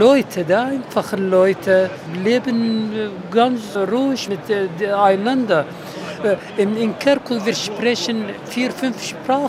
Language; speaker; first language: German; non-native, fluent; Arabic